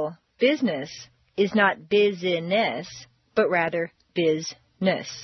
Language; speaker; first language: English; native; English